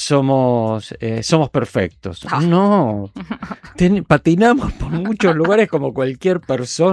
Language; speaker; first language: Spanish; native; Spanish